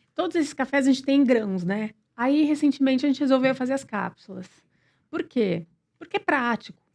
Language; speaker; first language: Portuguese; native; Portuguese